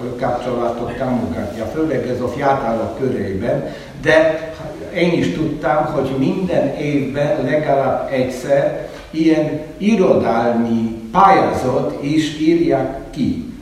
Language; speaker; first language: Hungarian; non-native, fluent; Polish